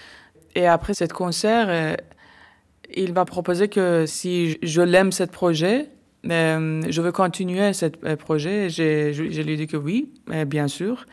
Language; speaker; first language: French; non-native, learner; Persian